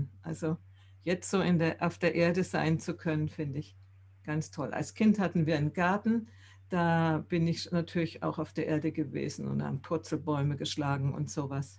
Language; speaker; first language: German; native; German